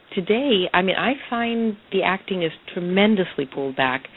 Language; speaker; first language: English; native; English